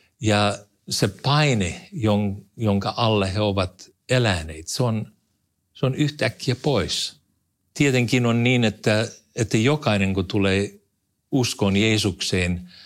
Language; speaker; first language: Finnish; non-native, fluent; English